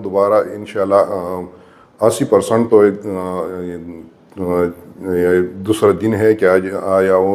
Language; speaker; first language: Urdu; non-native, local second language; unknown